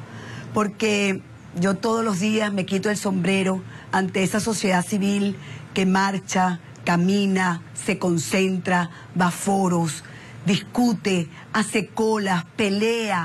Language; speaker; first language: Spanish; native; Spanish